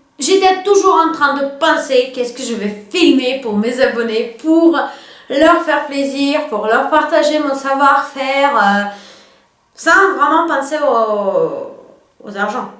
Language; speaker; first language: French; non-native, fluent; Russian